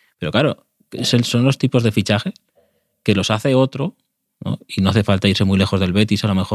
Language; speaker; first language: Spanish; native; Spanish